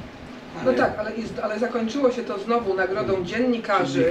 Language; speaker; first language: Polish; native; Polish